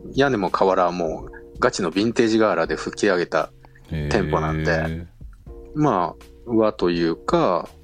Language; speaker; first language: Japanese; native; Japanese